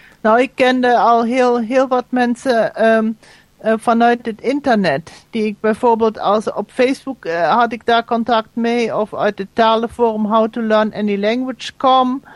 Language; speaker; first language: Dutch; non-native, fluent; German